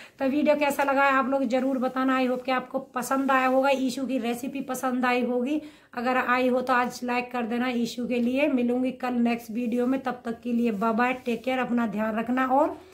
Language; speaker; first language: Hindi; native; Hindi